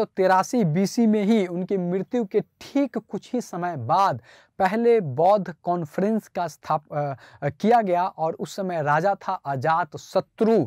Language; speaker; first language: Hindi; native; Hindi